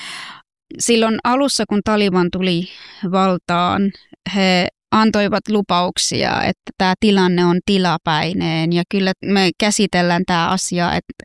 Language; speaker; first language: Finnish; non-native, fluent; Persian